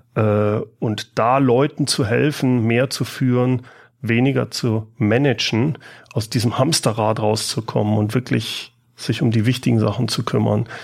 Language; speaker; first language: German; native; German